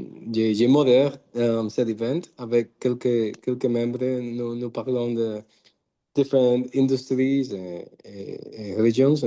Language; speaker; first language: French; non-native, learner; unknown